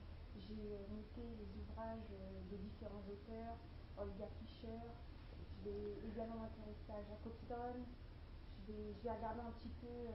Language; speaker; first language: French; non-native, learner; Chinese